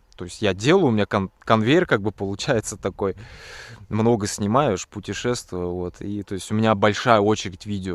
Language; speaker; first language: Russian; native; Russian